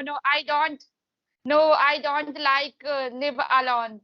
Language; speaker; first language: English; non-native, learner; Hindi